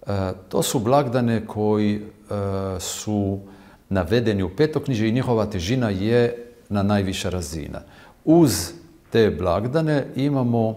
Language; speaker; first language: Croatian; non-native, fluent; Hebrew